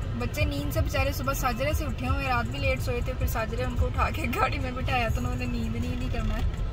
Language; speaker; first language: Urdu; non-native, local second language; Punjabi